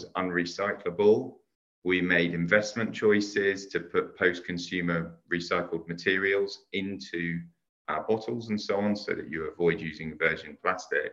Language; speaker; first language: English; native; English